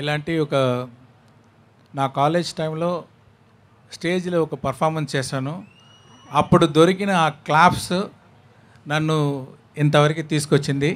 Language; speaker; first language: Telugu; non-native, learner; Tamil